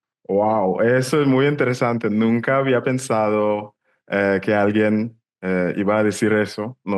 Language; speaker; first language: Spanish; non-native, fluent; English